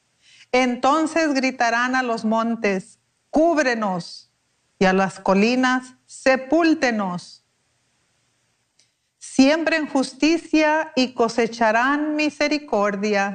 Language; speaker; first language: Spanish; native; Spanish